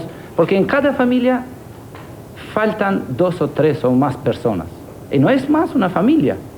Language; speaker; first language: Spanish; non-native, fluent; Albanian